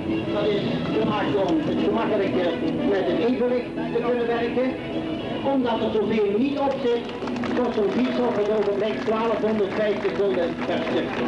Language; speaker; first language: Dutch; native; Dutch